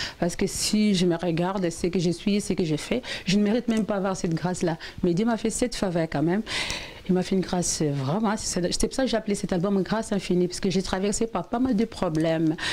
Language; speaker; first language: French; non-native, local second language; Lingala